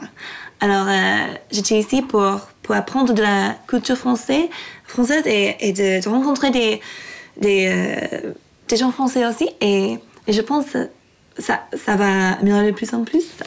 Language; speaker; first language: French; non-native, learner; English